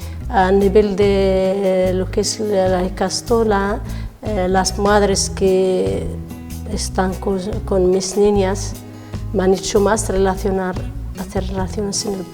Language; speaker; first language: Spanish; non-native, learner; Arabic